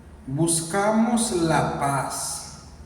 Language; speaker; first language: Spanish; non-native, learner; Haitian Creole